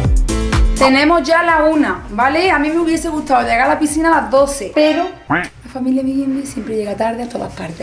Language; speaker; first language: Spanish; native; Spanish